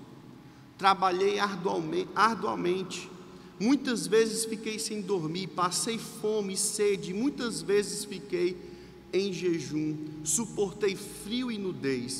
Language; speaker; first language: Portuguese; native; Portuguese